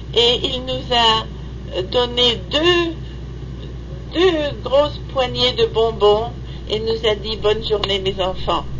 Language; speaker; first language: French; native; French